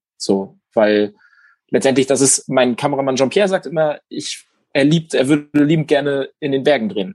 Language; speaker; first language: German; native; German